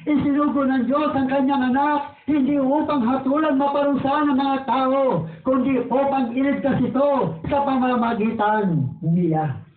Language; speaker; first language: Filipino; non-native, local second language; Waray